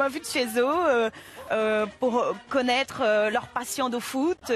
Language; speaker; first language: French; non-native, fluent; Portuguese